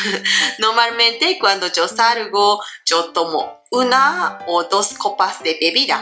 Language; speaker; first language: Spanish; non-native, learner; Japanese